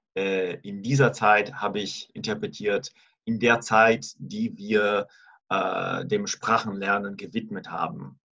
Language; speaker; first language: German; non-native, fluent; Italian